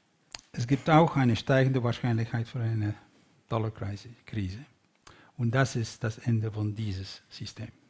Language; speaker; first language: German; non-native, learner; Dutch